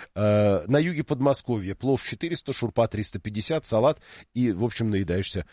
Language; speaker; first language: Russian; native; Russian